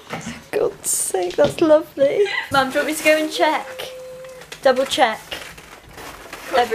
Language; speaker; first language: English; native; English